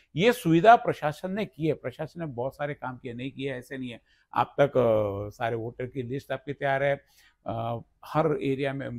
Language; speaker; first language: Hindi; non-native, local second language; Marathi